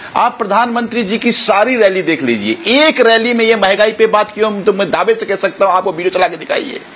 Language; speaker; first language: Hindi; native; Hindi